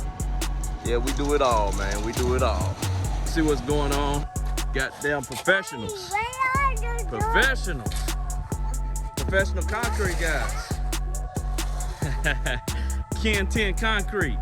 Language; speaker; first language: English; native; English